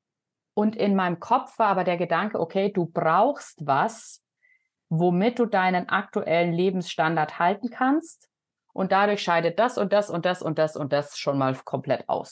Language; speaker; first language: German; native; German